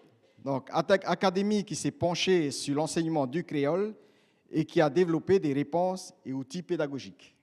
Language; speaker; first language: French; native; French